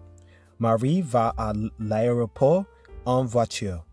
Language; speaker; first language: French; non-native, learner; English